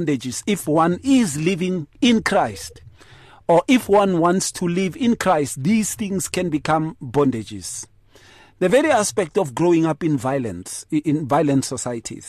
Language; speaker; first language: English; non-native, local second language; Northern Sotho